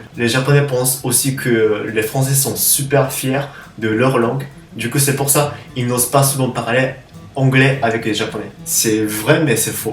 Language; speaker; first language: French; non-native, learner; Japanese